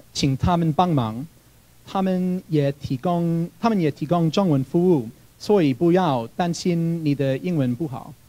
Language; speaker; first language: Chinese; non-native, fluent; English